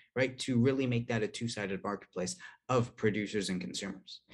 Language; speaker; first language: English; native; English